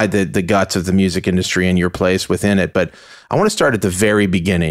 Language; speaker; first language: English; native; English